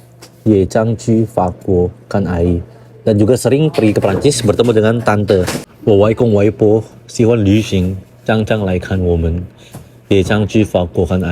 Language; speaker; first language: Chinese; non-native, fluent; Indonesian